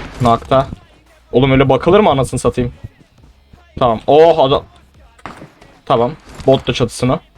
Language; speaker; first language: Turkish; native; Turkish